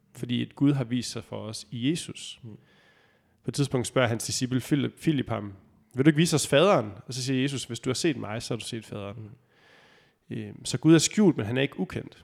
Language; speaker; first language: Danish; native; Danish